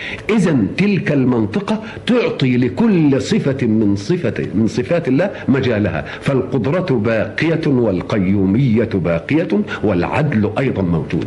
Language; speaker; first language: Arabic; native; Arabic